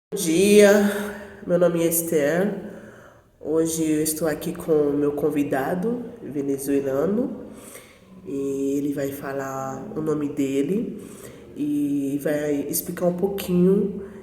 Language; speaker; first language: Portuguese; non-native, learner; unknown